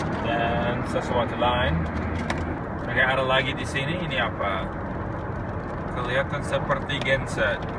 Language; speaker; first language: Indonesian; non-native, fluent; English